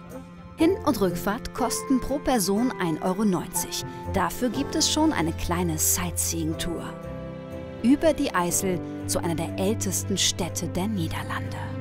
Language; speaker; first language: German; native; German